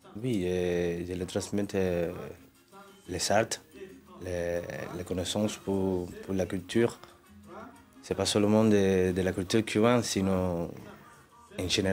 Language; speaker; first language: French; non-native, learner; Spanish